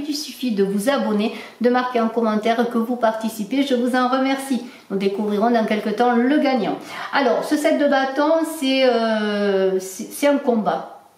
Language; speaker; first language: French; native; French